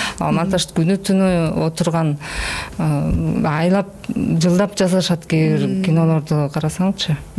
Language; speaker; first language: Kyrgyz; native; Kyrgyz